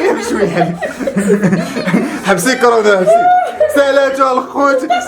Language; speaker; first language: Arabic; native; Arabic